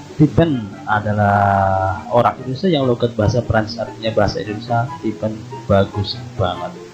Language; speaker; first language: Indonesian; native; Indonesian